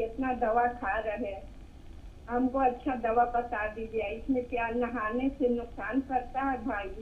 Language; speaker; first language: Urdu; non-native, local second language; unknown